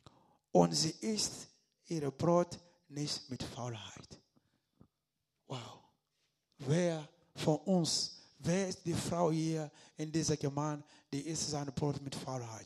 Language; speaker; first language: German; non-native, learner; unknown